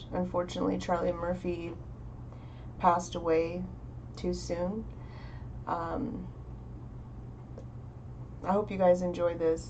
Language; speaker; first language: English; native; English